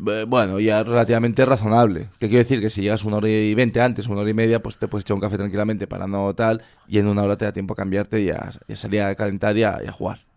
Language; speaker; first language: Spanish; native; Spanish